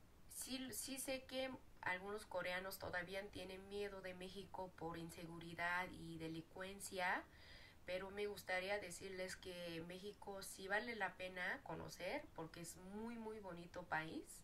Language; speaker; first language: Spanish; non-native, fluent; Korean